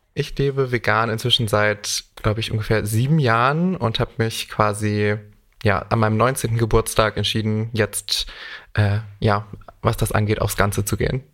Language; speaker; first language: German; native; German